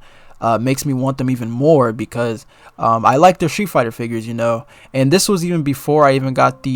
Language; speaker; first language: English; native; English